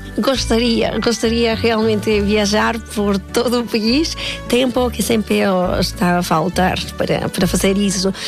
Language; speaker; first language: Portuguese; non-native, fluent; Spanish